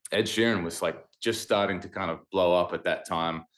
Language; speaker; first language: English; native; English